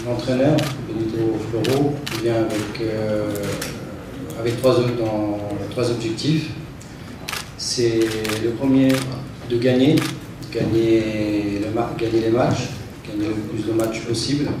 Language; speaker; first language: French; non-native, local second language; Arabic